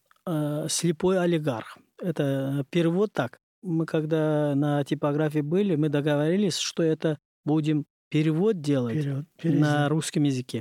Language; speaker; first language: Russian; non-native, learner; Uzbek